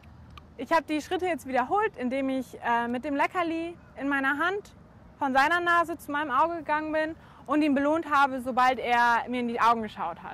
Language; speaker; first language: German; native; German